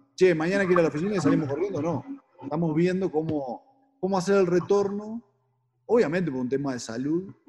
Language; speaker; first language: Spanish; native; Spanish